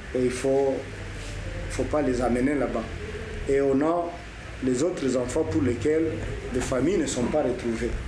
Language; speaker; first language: French; non-native, local second language; Swahili